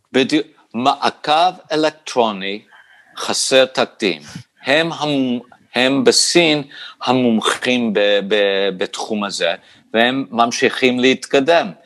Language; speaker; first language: Hebrew; non-native, fluent; English